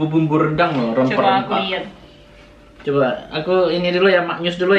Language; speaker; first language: Indonesian; native; Indonesian